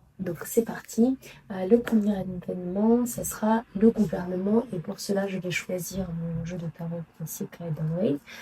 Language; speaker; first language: French; non-native, fluent; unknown